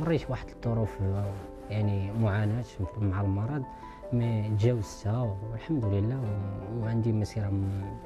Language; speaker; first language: Arabic; native; Arabic